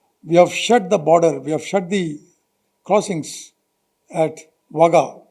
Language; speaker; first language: English; non-native, local second language; Telugu